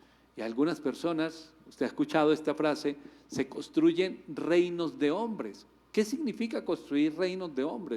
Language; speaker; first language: Spanish; native; Spanish